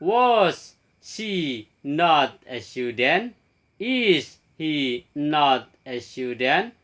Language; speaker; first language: English; non-native, fluent; Indonesian